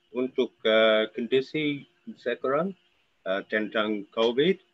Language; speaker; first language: Indonesian; non-native, learner; English